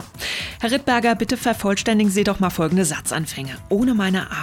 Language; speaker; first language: German; native; German